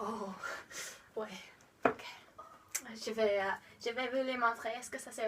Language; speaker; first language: French; non-native, learner; English